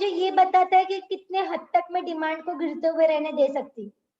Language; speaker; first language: Hindi; native; Hindi